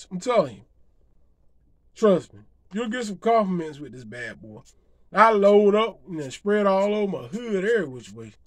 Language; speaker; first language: English; native; English